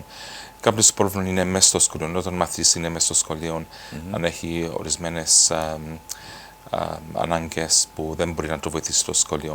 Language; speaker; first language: Greek; early bilingual, heritage; English